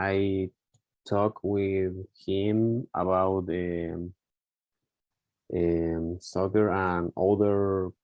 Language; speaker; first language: English; non-native, learner; Spanish